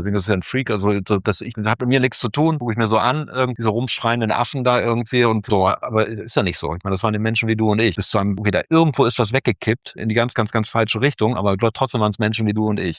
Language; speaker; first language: German; native; German